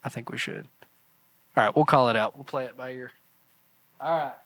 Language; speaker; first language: English; native; English